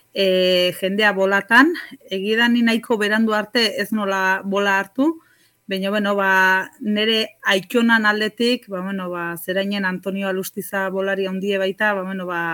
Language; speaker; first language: Basque; native; Basque